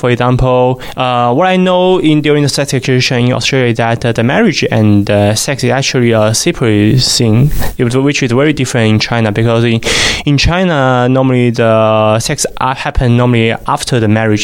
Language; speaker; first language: English; non-native, fluent; Chinese